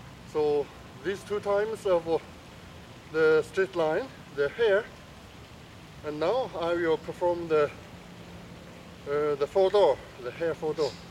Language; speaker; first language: English; non-native, learner; Chinese